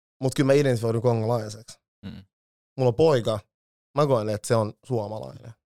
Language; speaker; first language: Finnish; early bilingual, other home language; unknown